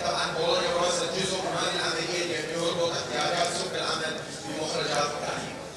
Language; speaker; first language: Arabic; native; Arabic